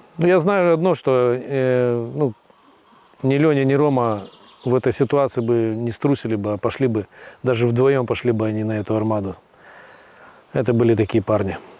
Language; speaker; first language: Russian; native; Russian